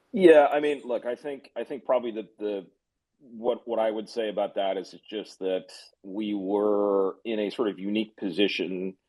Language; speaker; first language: English; native; English